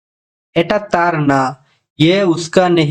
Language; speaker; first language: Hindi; non-native, fluent; Bangla